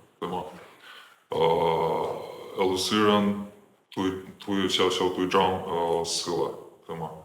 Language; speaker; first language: Chinese; non-native, fluent; Ukrainian